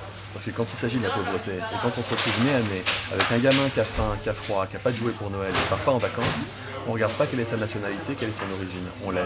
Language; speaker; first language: French; native; French